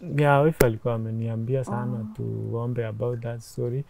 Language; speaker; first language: English; non-native, local second language; Meru